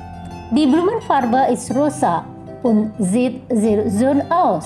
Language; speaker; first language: German; non-native, fluent; Indonesian